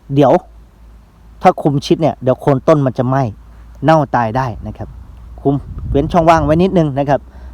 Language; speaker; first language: Thai; non-native, local second language; Northeastern Thai